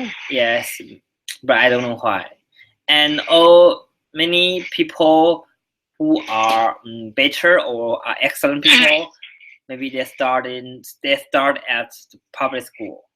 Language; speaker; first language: English; non-native, learner; Chinese